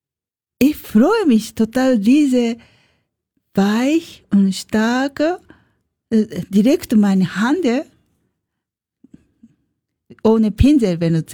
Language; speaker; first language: German; non-native, learner; Japanese